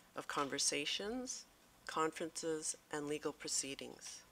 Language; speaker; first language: English; native; English